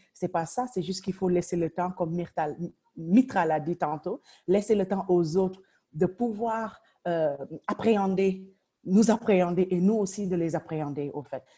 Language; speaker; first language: French; non-native, local second language; Wolof